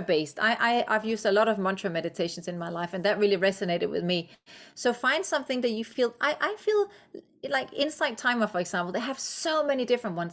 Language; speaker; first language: English; non-native, fluent; Danish